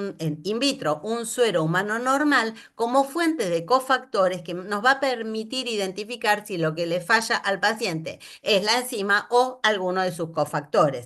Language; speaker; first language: Spanish; native; Spanish